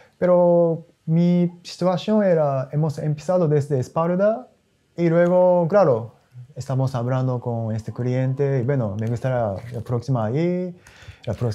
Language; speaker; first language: Spanish; non-native, learner; Japanese